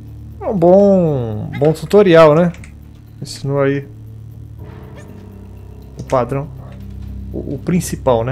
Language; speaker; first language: Portuguese; native; Portuguese